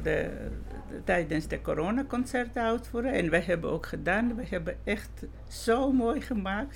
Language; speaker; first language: Dutch; non-native, fluent; Georgian